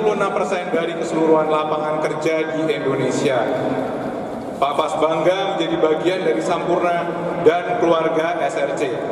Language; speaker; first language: Indonesian; native; Indonesian